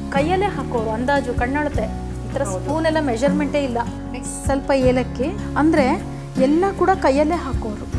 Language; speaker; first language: Kannada; non-native, local second language; Konkani